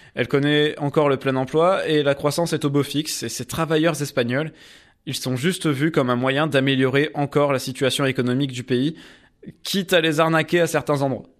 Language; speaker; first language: French; native; French